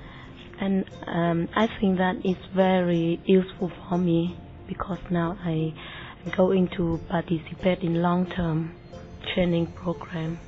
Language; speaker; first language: English; non-native, learner; Vietnamese